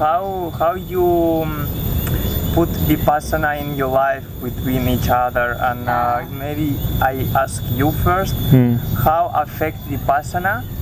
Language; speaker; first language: English; non-native, learner; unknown